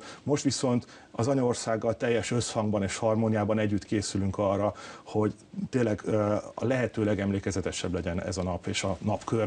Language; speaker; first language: Hungarian; native; Hungarian